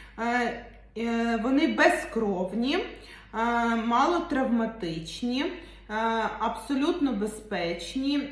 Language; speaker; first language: Ukrainian; non-native, local second language; Russian